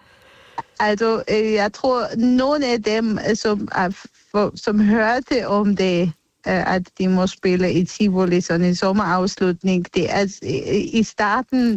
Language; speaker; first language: Danish; non-native, fluent; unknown